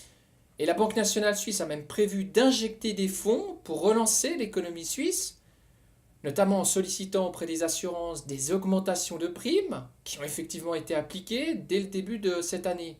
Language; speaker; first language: French; native; French